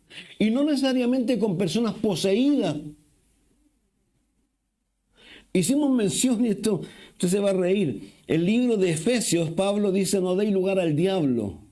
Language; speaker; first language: Spanish; native; Spanish